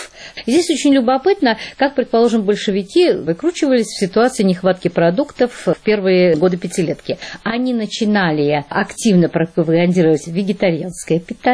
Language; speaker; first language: Russian; native; Russian